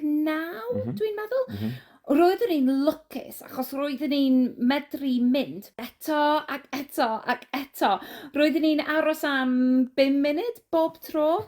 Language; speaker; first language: Welsh; non-native, learner; English